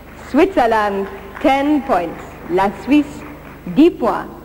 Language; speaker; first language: English; native; English